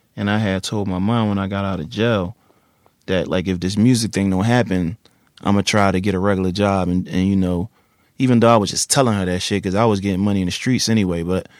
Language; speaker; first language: English; native; English